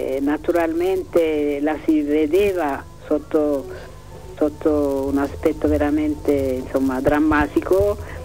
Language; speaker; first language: Italian; early bilingual, other home language; Amharic